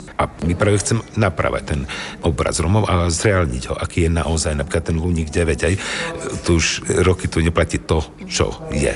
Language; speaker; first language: Slovak; non-native, local second language; Romany